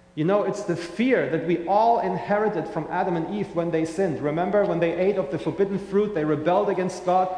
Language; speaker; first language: English; non-native, fluent; German